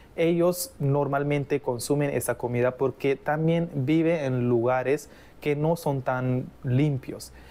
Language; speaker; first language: Spanish; non-native, fluent; Hindi